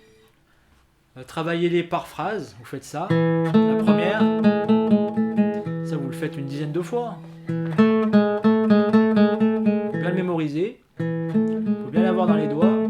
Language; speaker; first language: French; native; French